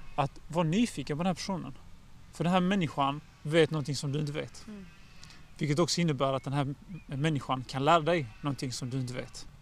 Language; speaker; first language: Swedish; native; Swedish